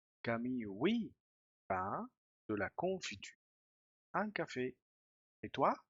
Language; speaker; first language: French; non-native, fluent; Spanish